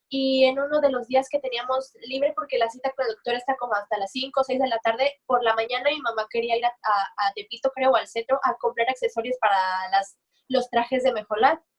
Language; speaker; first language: Spanish; native; Spanish